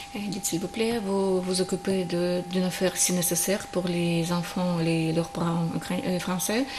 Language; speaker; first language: French; non-native, learner; Ukrainian